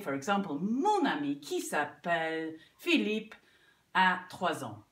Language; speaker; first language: French; non-native, fluent; English